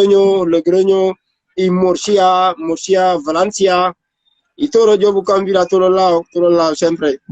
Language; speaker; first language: Spanish; non-native, learner; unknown